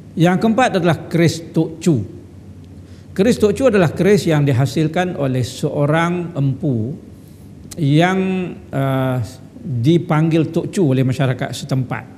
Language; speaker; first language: Malay; native; Malay